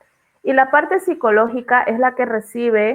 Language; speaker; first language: Spanish; native; Spanish